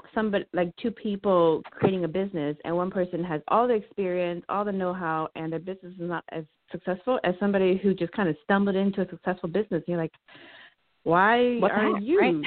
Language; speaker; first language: English; early bilingual, heritage; Lao